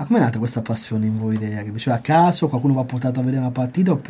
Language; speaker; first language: Italian; native; Italian